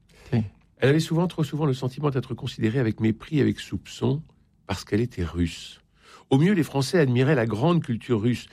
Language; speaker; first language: French; native; French